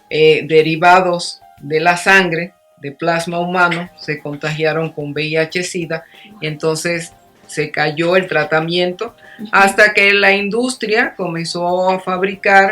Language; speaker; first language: Spanish; native; Spanish